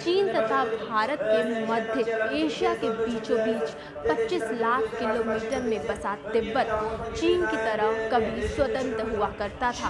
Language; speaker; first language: Hindi; native; Hindi